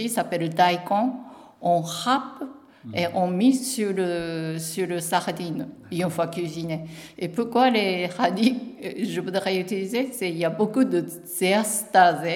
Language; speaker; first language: French; non-native, learner; Japanese